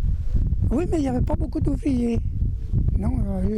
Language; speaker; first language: French; native; French